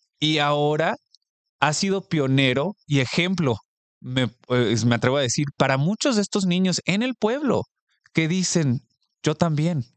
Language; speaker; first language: Spanish; early bilingual, heritage; Spanish